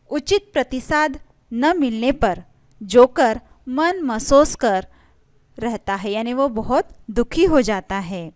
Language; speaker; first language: Hindi; non-native, local second language; Marathi